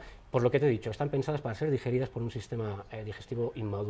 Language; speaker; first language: Spanish; native; Spanish